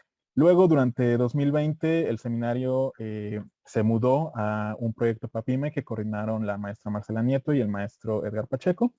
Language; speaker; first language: Spanish; native; Spanish